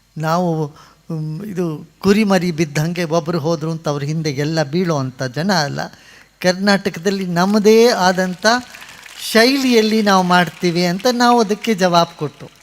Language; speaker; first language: Kannada; non-native, local second language; Tamil